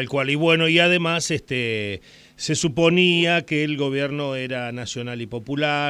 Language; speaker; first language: Spanish; native; Spanish